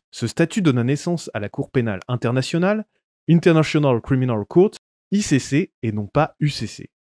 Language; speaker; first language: French; native; French